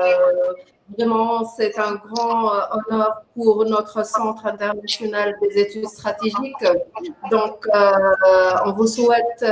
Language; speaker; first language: French; non-native, local second language; Arabic